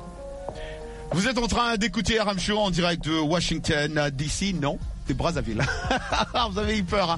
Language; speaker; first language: French; non-native, local second language; Lingala